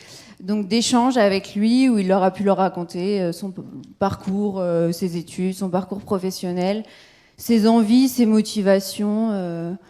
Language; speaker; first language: French; native; French